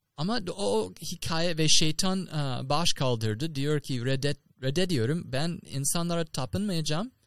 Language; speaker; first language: Turkish; non-native, learner; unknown